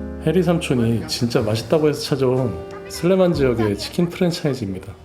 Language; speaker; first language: Korean; native; Korean